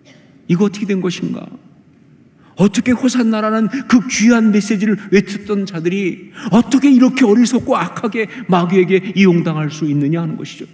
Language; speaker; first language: Korean; native; Korean